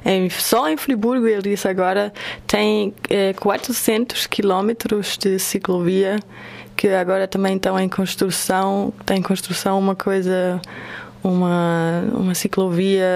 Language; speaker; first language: Portuguese; non-native, fluent; German